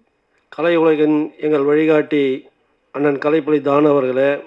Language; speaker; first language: Tamil; native; Tamil